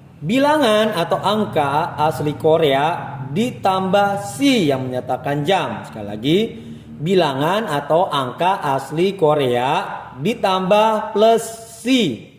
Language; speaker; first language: Indonesian; native; Indonesian